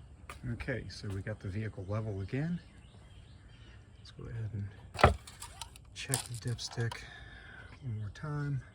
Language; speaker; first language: English; native; English